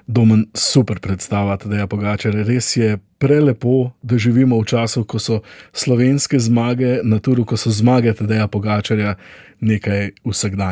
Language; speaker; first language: Slovenian; native; Slovenian